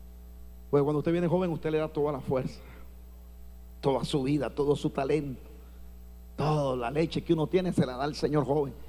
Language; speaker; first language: Spanish; native; Spanish